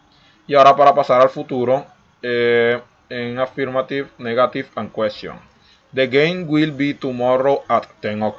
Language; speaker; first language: English; non-native, learner; Spanish